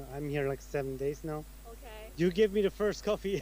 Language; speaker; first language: English; non-native, fluent; Italian